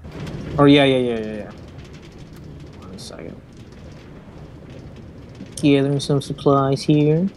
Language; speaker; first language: English; native; English